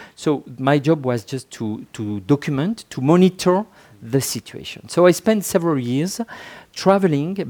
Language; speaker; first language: English; non-native, fluent; French